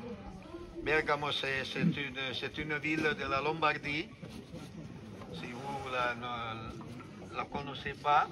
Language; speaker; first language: French; non-native, fluent; Italian